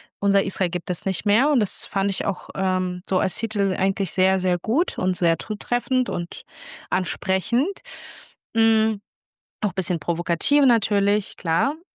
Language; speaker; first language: German; early bilingual, other home language; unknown